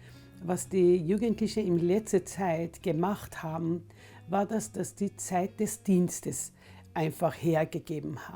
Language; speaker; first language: German; non-native, fluent; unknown